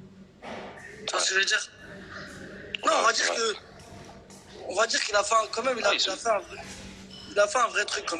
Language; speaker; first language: French; native; French